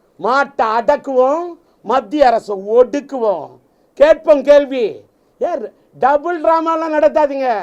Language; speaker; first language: Tamil; native; Tamil